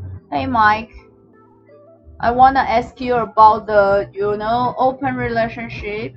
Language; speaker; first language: English; non-native, learner; Chinese